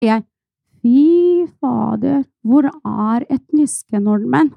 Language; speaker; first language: Norwegian; non-native, fluent; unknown